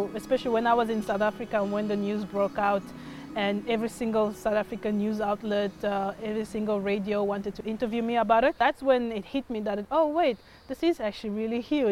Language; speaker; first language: English; early bilingual, other home language; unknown